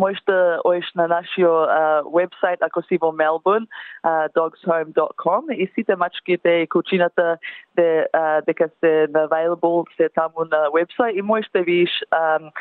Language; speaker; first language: Macedonian; early bilingual, heritage; English